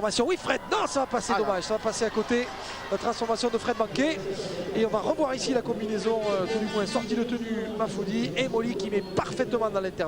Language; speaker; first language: French; native; French